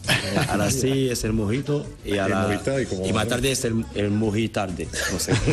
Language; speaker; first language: Spanish; non-native, fluent; French